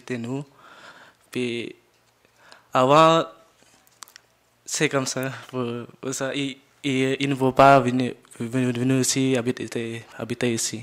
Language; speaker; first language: French; non-native, learner; Jarai